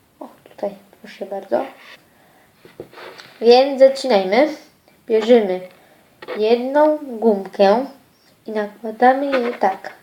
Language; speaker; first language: Polish; early bilingual, other home language; Ukrainian